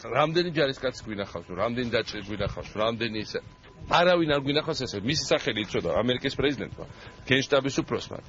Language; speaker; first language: Georgian; native; Georgian